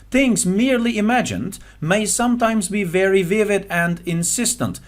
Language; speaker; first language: English; non-native, fluent; Turkish